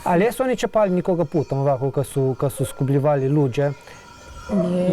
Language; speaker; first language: Bosnian; native; Bosnian